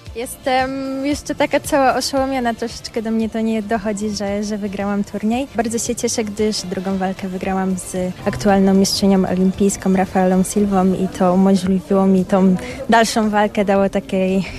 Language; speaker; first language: Polish; native; Polish